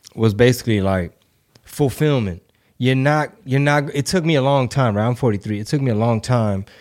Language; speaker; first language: English; early bilingual, other home language; Spanish